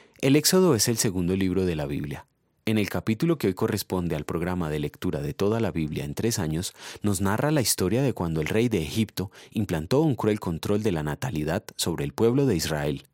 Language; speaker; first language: Spanish; native; Spanish